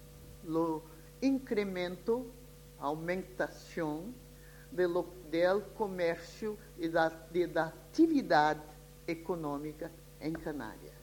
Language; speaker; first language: Spanish; non-native, fluent; Portuguese